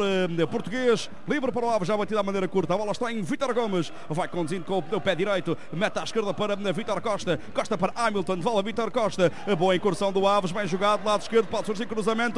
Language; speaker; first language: Portuguese; native; Portuguese